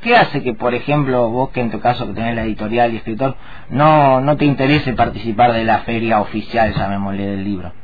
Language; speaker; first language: Spanish; native; Spanish